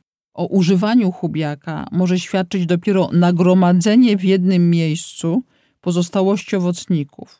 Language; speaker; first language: Polish; native; Polish